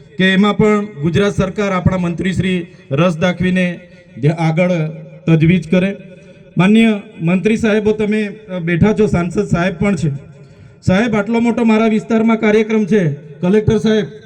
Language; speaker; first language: Gujarati; non-native, local second language; Vasavi